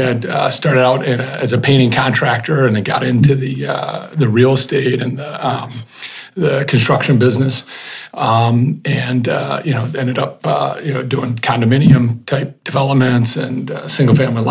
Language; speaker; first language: English; native; English